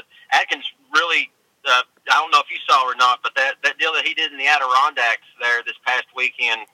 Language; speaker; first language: English; native; English